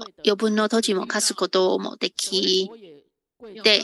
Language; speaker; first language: Japanese; non-native, fluent; Chinese